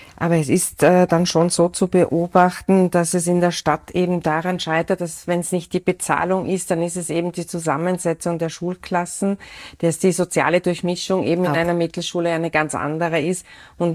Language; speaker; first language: German; native; German